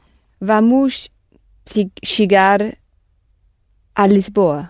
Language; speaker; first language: Portuguese; non-native, learner; English